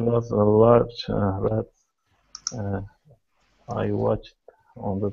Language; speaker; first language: English; non-native, learner; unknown